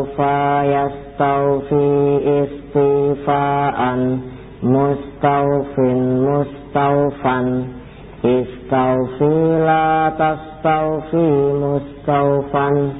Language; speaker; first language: Arabic; non-native, fluent; Indonesian